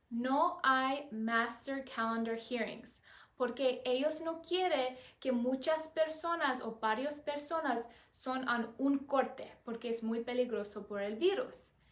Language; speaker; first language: Spanish; non-native, learner; English